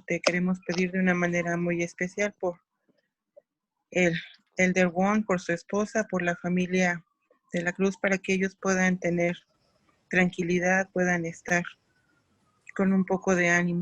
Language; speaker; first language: Spanish; native; Spanish